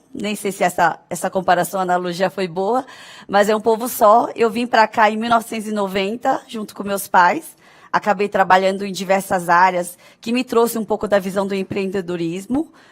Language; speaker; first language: Portuguese; early bilingual, other home language; Korean